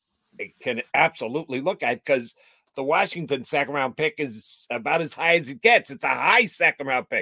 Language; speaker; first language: English; native; English